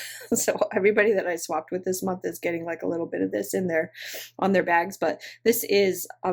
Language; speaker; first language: English; native; English